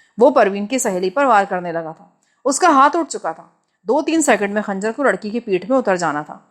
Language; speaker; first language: Urdu; native; Urdu